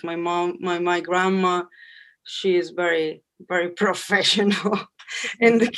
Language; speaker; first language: English; non-native, fluent; Spanish